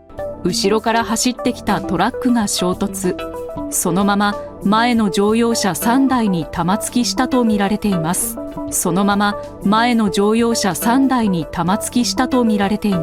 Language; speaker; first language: Japanese; native; Japanese